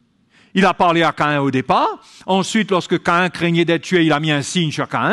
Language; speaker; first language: French; native; French